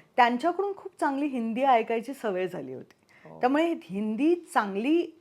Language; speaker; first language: Marathi; native; Marathi